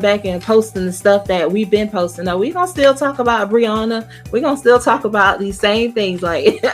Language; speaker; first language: English; native; English